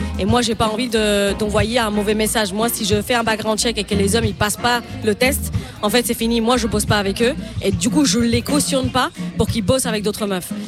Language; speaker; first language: French; non-native, fluent; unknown